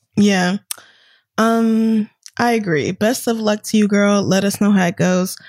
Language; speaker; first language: English; native; English